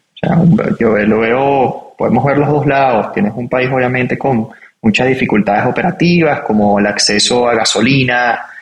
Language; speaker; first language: Spanish; native; Spanish